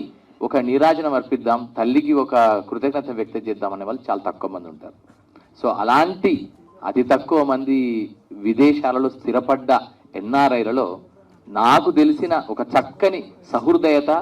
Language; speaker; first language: Telugu; native; Telugu